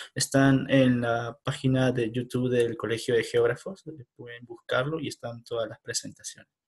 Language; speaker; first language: Spanish; native; Spanish